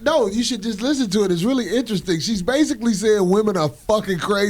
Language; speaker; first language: English; native; English